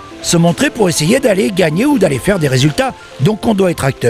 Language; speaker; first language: French; native; French